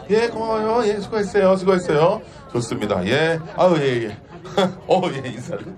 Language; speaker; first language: Korean; native; Korean